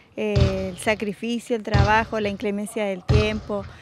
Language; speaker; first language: Spanish; native; Spanish